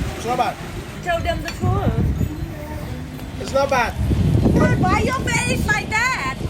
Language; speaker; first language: English; non-native, learner; Thai